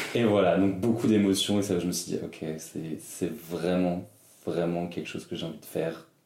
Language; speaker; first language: French; native; French